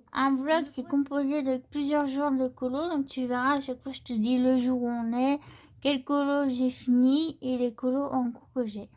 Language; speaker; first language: French; native; French